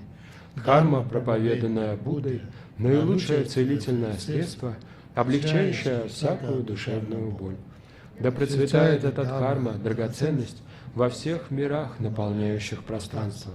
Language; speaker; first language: Russian; native; Russian